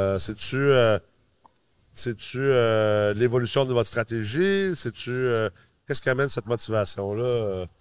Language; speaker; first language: French; native; French